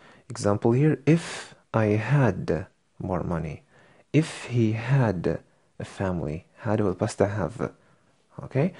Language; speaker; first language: English; non-native, fluent; Arabic